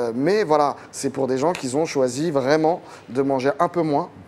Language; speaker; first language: French; native; French